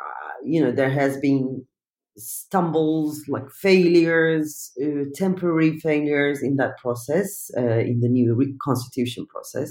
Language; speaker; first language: English; non-native, fluent; Turkish